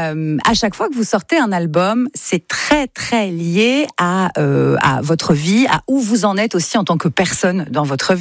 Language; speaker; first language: French; native; French